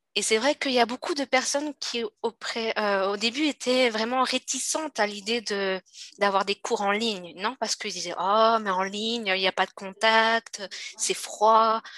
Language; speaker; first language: French; native; French